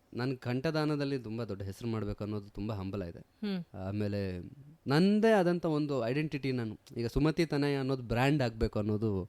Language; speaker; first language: Kannada; native; Kannada